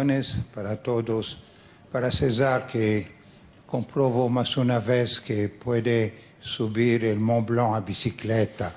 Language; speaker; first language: Spanish; non-native, fluent; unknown